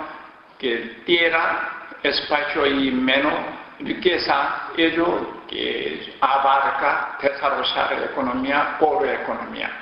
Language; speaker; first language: Spanish; non-native, learner; Korean